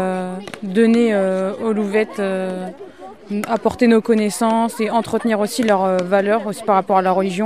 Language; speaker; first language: French; native; French